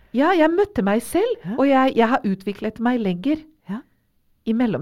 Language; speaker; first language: Norwegian; non-native, fluent; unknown